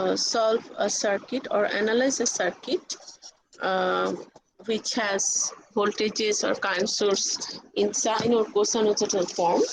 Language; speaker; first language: English; non-native, local second language; Bangla